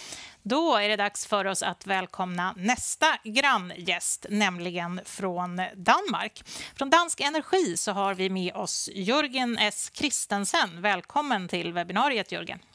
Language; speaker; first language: Swedish; native; Swedish